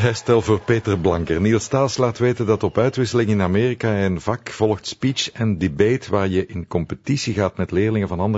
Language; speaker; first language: Dutch; native; Dutch